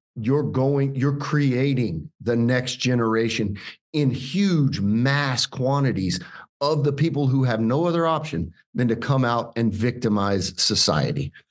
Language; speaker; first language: English; native; English